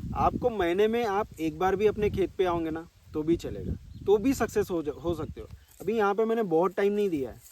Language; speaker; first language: Hindi; non-native, local second language; Marathi